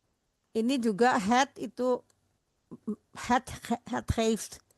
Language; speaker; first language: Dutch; non-native, fluent; Indonesian